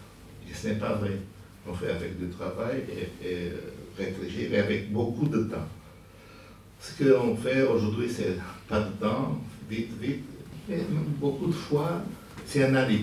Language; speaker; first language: French; non-native, fluent; Portuguese